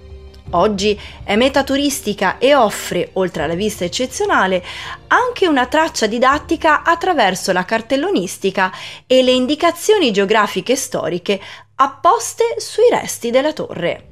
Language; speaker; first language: Italian; native; Italian